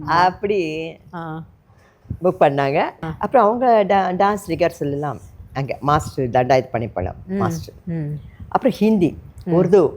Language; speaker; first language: Tamil; non-native, local second language; Telugu